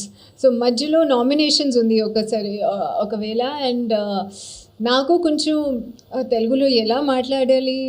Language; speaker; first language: Telugu; non-native, learner; Hindi